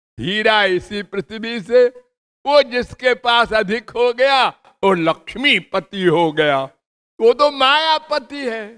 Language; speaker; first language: Hindi; native; Hindi